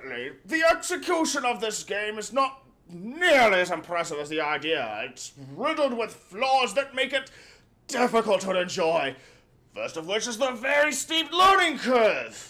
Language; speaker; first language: English; native; English